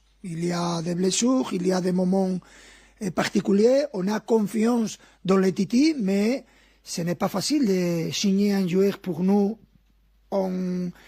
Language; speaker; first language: French; non-native, fluent; Spanish